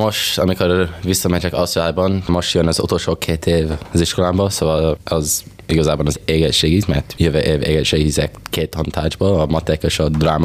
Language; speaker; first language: Hungarian; early bilingual, heritage; English